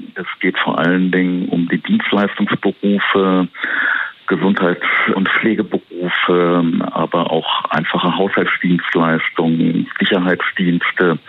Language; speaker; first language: German; native; German